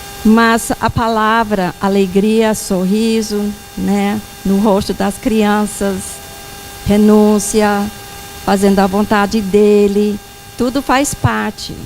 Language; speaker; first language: Portuguese; non-native, fluent; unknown